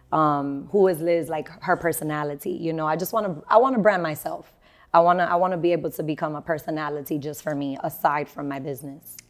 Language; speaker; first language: English; native; English